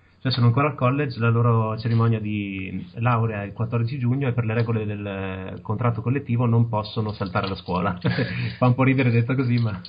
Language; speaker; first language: Italian; native; Italian